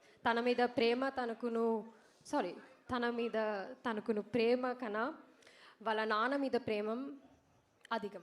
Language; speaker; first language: Telugu; non-native, learner; Malayalam